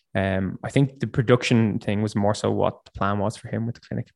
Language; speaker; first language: English; native; English